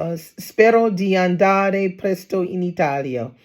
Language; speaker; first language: Italian; non-native, learner; English